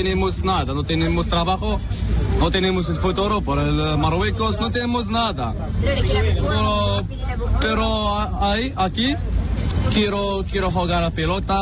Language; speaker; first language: Spanish; non-native, learner; Arabic